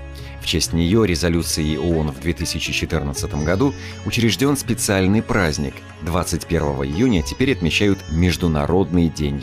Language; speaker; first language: Russian; native; Russian